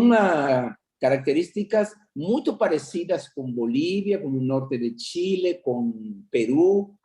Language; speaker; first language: Portuguese; non-native, fluent; Spanish